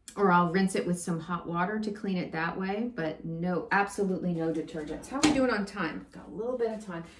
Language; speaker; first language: English; native; English